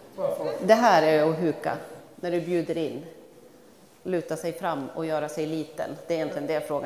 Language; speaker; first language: Swedish; native; Swedish